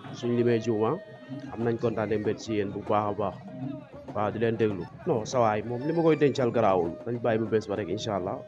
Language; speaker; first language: Wolof; native; Wolof